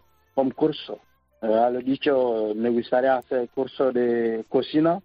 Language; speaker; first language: Spanish; non-native, learner; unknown